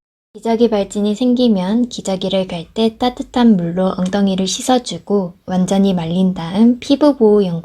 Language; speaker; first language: Korean; native; Korean